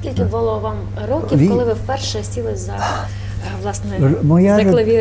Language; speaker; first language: Ukrainian; native; Ukrainian